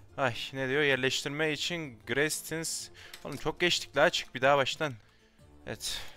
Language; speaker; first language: Turkish; native; Turkish